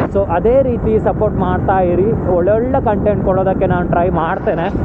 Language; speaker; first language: Kannada; non-native, local second language; Tulu